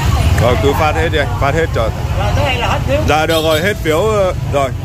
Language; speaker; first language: Vietnamese; native; Vietnamese